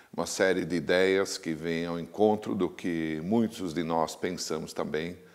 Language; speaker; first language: Portuguese; native; Portuguese